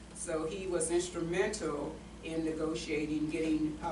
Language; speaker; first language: English; native; English